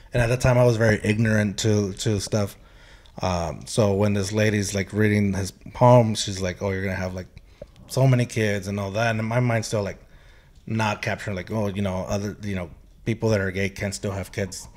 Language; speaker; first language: English; early bilingual, heritage; Spanish